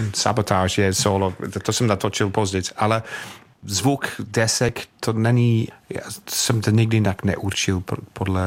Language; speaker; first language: Czech; non-native, fluent; English